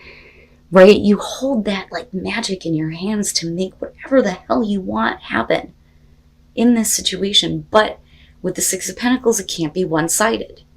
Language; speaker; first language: English; native; English